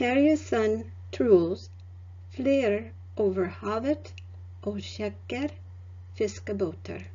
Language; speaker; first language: Norwegian; non-native, learner; English